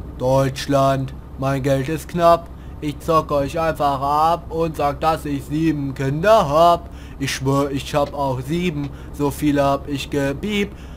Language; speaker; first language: German; native; German